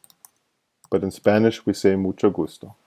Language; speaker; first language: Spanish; non-native, fluent; English